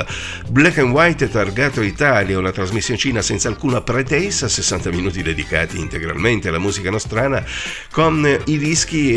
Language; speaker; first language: Italian; native; Italian